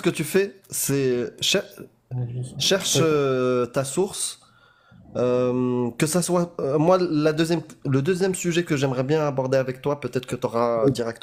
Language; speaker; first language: French; native; French